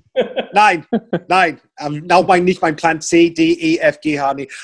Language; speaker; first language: German; non-native, fluent; English